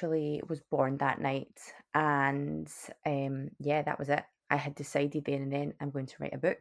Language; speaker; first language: English; native; English